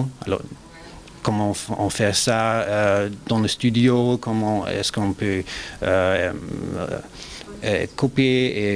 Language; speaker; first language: French; non-native, learner; German